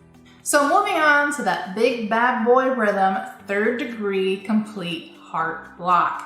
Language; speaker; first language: English; native; English